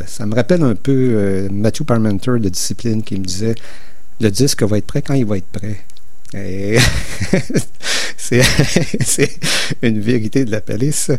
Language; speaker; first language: French; native; French